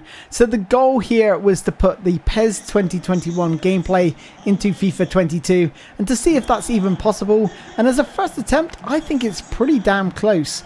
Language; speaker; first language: English; native; English